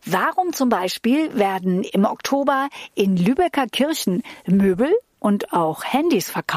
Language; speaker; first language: German; native; German